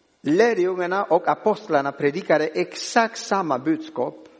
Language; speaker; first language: Swedish; non-native, fluent; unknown